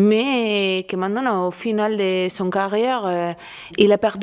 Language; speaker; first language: French; non-native, learner; Spanish